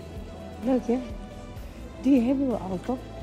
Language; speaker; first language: Dutch; non-native, learner; Indonesian